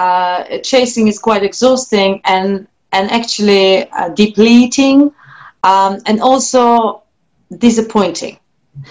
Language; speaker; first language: English; non-native, fluent; Polish